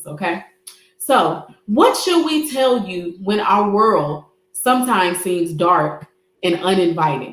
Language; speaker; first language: English; native; English